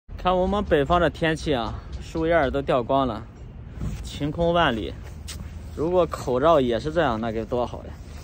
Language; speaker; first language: Chinese; native; Chinese